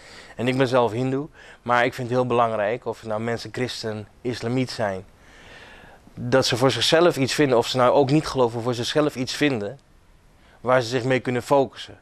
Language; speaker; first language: Dutch; native; Dutch